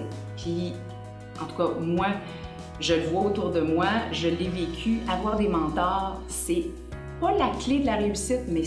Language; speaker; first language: French; native; French